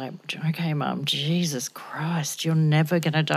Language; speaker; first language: English; native; English